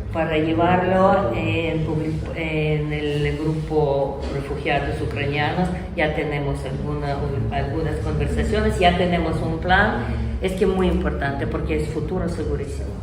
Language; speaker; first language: Spanish; non-native, learner; Ukrainian